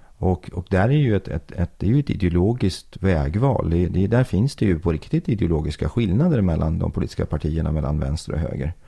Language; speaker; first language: Swedish; early bilingual, other home language; Persian